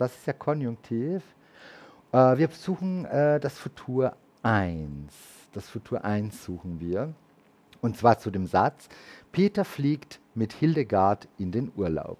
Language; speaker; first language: German; native; German